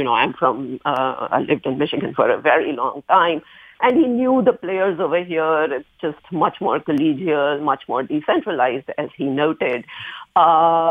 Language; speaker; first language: English; non-native, local second language; Hindi